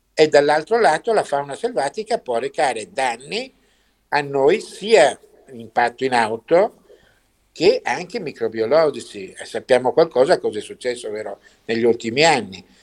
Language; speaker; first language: Italian; native; Italian